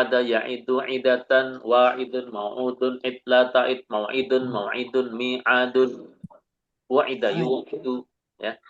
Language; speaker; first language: Arabic; non-native, fluent; Indonesian